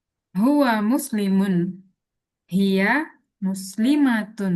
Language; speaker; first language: Arabic; non-native, learner; Indonesian